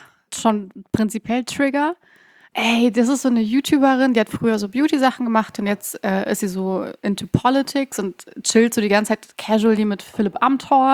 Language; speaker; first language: German; early bilingual, other home language; Persian